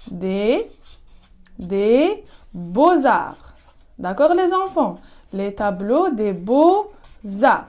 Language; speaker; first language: French; non-native, local second language; Arabic